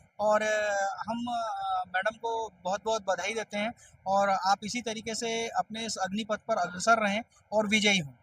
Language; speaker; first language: Hindi; native; Hindi